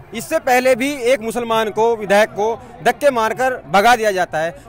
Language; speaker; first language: Hindi; native; Hindi